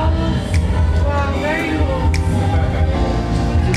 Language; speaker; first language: Indonesian; non-native, learner; Romanian